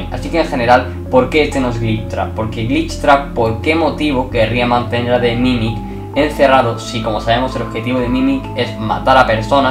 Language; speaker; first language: Spanish; native; Spanish